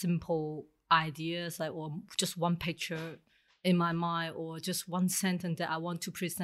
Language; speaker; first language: English; non-native, local second language; Cantonese